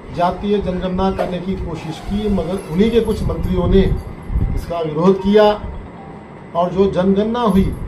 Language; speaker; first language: Hindi; non-native, local second language; Marathi